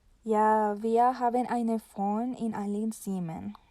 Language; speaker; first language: German; non-native, learner; Spanish